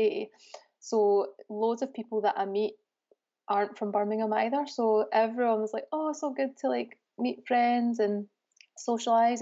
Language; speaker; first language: English; native; English